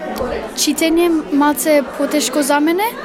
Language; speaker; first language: Macedonian; early bilingual, heritage; Macedonian